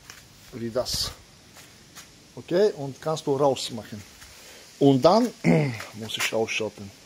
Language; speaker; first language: German; non-native, learner; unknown